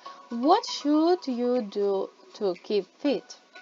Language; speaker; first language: English; non-native, fluent; Ukrainian